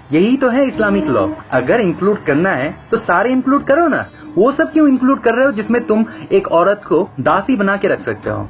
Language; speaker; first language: Hindi; non-native, fluent; Bangla